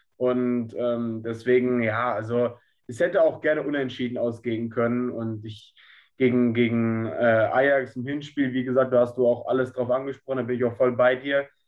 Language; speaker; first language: German; native; German